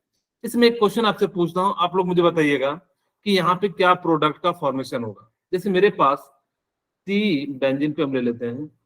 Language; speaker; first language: Hindi; native; Hindi